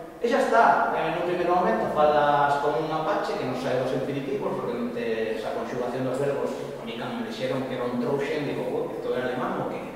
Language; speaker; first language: Galician; non-native, local second language; Spanish